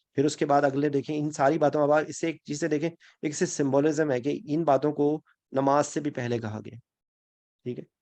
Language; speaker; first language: Urdu; native; Urdu